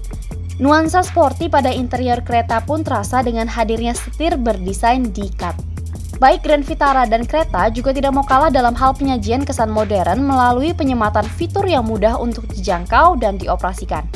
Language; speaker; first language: Indonesian; native; Indonesian